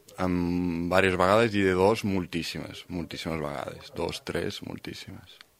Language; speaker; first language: Catalan; native; Catalan